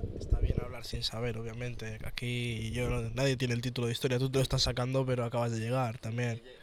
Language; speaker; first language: Spanish; native; Spanish